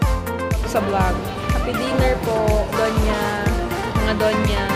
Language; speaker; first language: Filipino; non-native, local second language; Bikol